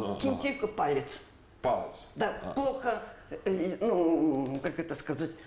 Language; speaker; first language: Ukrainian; non-native, local second language; Russian